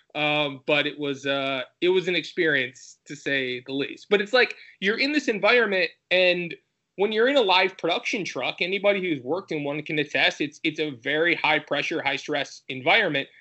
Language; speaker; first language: English; native; English